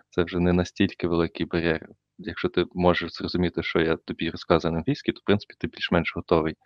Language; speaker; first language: Ukrainian; native; Ukrainian